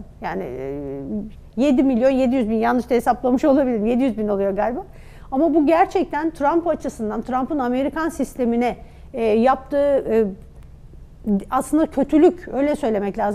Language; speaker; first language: Turkish; native; Turkish